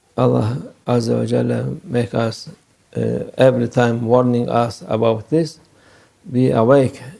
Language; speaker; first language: English; non-native, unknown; Turkish